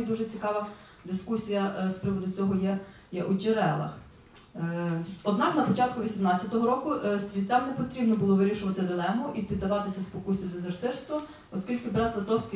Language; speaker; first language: Ukrainian; native; Ukrainian